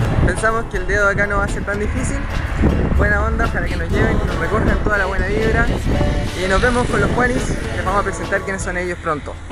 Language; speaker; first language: Spanish; native; Spanish